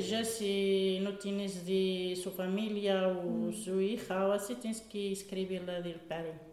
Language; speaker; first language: Spanish; non-native, learner; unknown